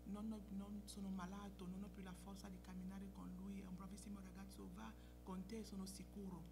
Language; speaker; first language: Italian; non-native, fluent; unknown